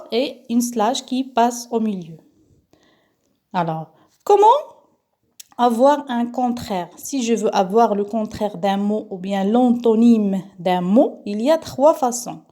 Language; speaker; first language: French; non-native, local second language; Arabic